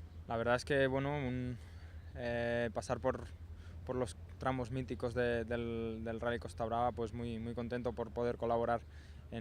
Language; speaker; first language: Spanish; native; Spanish